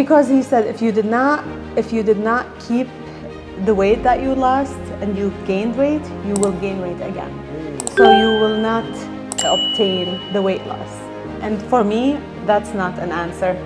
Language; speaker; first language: English; non-native, fluent; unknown